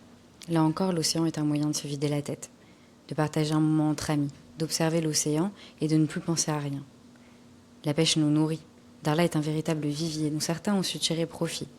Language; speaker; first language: French; native; French